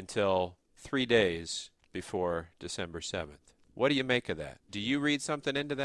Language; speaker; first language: English; native; English